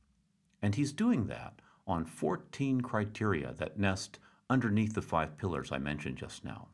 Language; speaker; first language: English; native; English